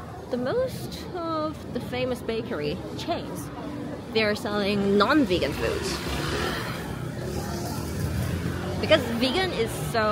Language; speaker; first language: English; non-native, learner; Korean